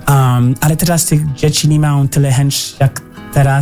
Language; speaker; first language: Polish; early bilingual, heritage; Polish